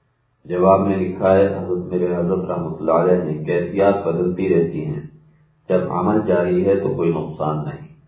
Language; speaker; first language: Urdu; native; Urdu